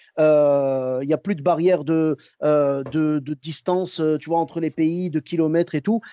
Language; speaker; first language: French; early bilingual, other home language; Arabic